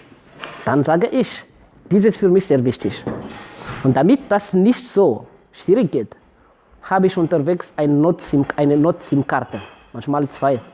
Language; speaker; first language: German; non-native, fluent; Malagasy